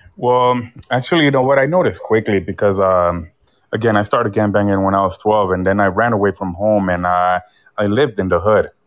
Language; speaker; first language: English; early bilingual, other home language; Spanish